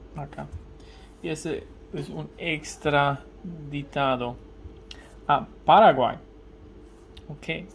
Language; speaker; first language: Spanish; non-native, learner; German